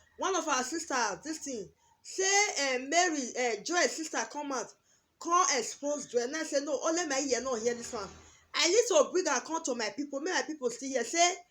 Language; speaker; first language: Nigerian Pidgin; native; Nigerian Pidgin